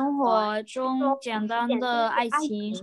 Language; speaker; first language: Chinese; non-native, learner; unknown